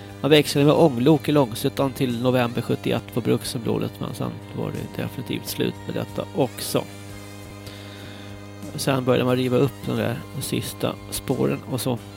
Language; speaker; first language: Swedish; native; Swedish